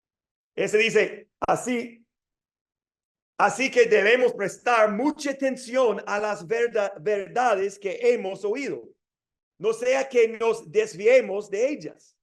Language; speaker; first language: Spanish; non-native, fluent; English